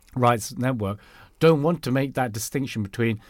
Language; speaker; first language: English; non-native, local second language; Cantonese